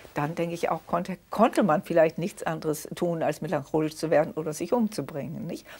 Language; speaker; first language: German; early bilingual, other home language; Danish